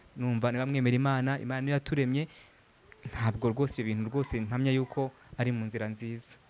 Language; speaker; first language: Kinyarwanda; native; Kinyarwanda